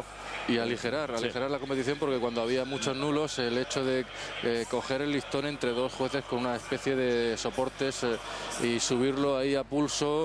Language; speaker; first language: Spanish; native; Spanish